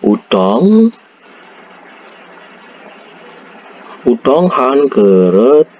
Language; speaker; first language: Korean; non-native, learner; Indonesian